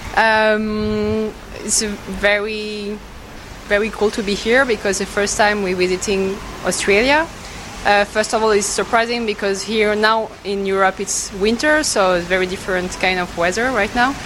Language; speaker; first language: English; non-native, learner; French